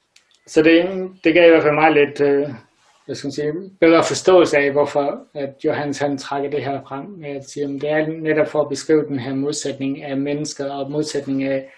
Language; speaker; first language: Danish; native; Danish